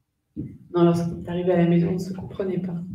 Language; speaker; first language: French; native; French